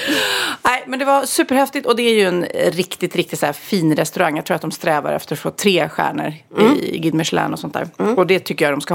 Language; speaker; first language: Swedish; native; Swedish